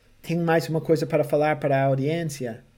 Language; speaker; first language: Portuguese; non-native, fluent; English